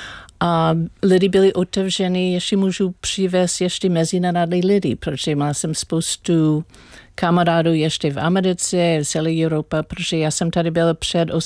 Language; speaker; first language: Czech; non-native, learner; English